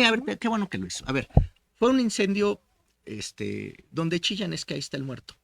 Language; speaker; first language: Spanish; native; Spanish